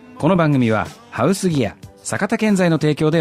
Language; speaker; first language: Japanese; native; Japanese